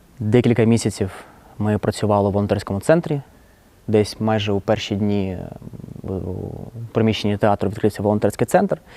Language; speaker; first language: Ukrainian; non-native, local second language; Russian